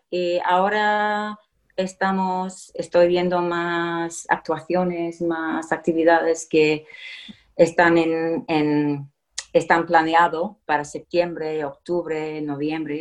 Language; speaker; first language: Spanish; non-native, fluent; English